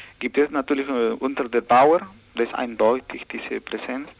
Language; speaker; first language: German; non-native, learner; Spanish